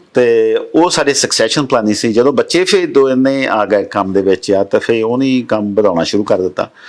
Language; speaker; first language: Punjabi; native; Punjabi